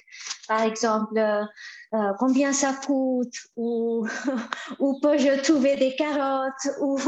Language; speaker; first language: French; non-native, fluent; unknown